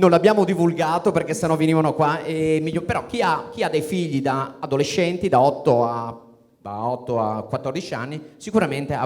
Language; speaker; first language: Italian; native; Italian